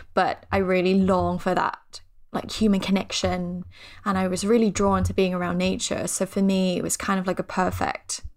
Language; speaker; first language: English; non-native, fluent; Thai